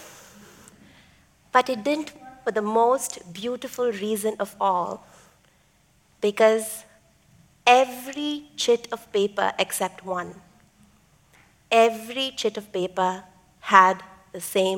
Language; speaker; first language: English; non-native, local second language; Tamil